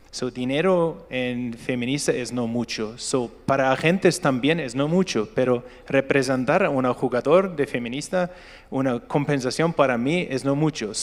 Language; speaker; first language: Spanish; non-native, learner; Turkish